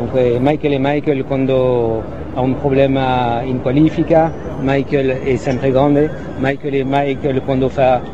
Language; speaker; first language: Italian; non-native, fluent; French